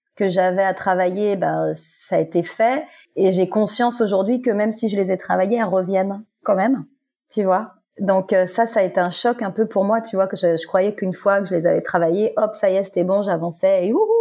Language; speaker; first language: French; native; French